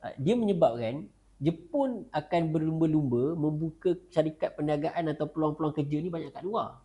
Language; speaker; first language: Malay; native; Malay